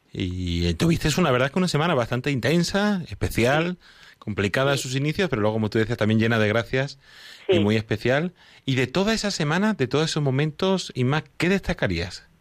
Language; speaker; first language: Spanish; native; Spanish